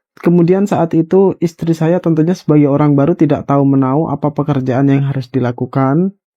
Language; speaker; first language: Indonesian; native; Indonesian